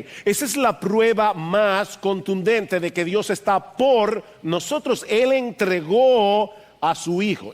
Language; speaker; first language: Spanish; native; Spanish